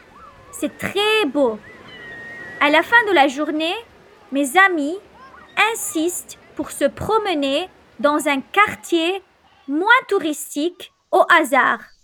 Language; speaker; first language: French; non-native, local second language; Arabic